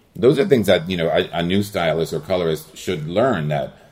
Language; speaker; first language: English; early bilingual, other home language; Spanish